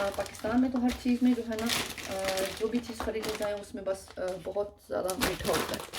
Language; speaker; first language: Urdu; non-native, local second language; Punjabi